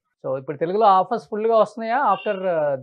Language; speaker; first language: Telugu; native; Telugu